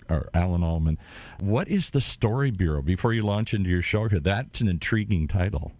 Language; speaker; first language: English; native; English